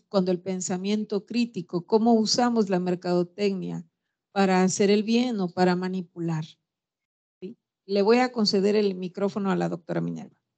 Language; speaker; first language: Spanish; native; Spanish